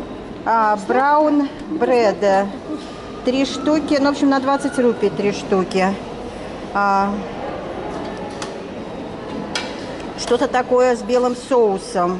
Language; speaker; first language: Russian; native; Russian